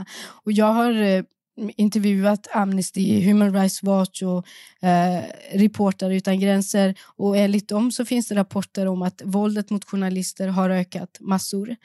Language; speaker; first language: Swedish; early bilingual, other home language; Persian